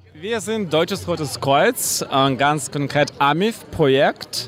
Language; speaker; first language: German; non-native, fluent; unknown